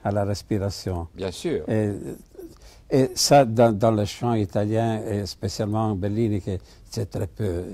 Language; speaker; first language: French; non-native, fluent; Italian